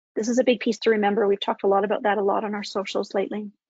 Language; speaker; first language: English; native; English